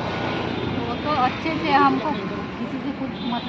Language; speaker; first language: Hindi; non-native, local second language; Marathi